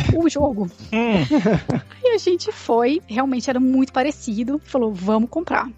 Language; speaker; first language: Portuguese; native; Portuguese